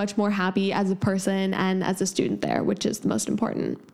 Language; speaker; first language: English; native; English